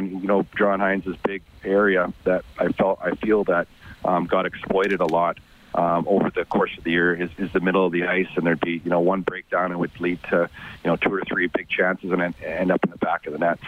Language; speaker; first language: English; native; English